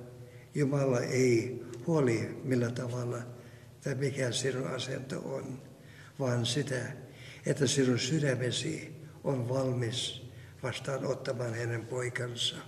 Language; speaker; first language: Finnish; non-native, fluent; Russian